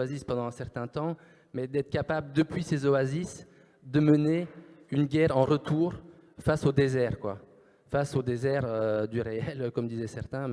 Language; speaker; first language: French; native; French